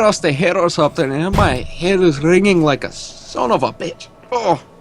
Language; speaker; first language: English; native; English